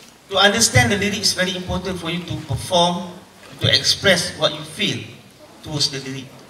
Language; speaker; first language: English; non-native, local second language; Malay